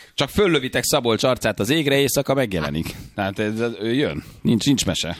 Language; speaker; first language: Hungarian; native; Hungarian